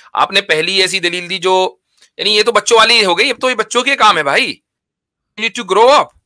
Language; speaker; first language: Hindi; native; Hindi